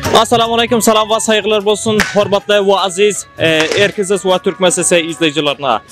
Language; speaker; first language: Turkish; non-native, learner; Turkmen